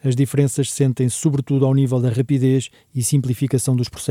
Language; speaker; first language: Portuguese; native; Portuguese